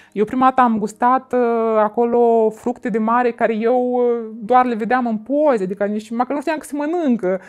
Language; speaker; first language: Romanian; native; Romanian